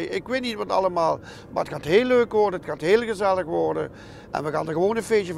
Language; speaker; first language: Dutch; native; Dutch